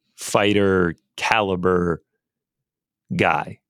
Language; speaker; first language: English; native; English